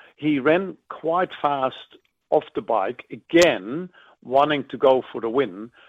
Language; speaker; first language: English; non-native, fluent; Dutch